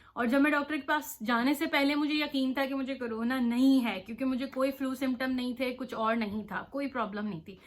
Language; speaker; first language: Urdu; native; Urdu